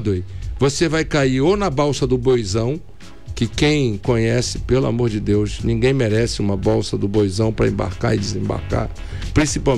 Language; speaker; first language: Portuguese; native; Portuguese